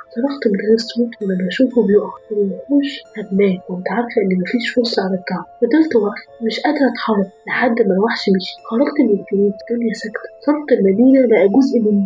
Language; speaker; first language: Arabic; native; Arabic